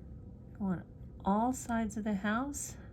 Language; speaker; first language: English; native; English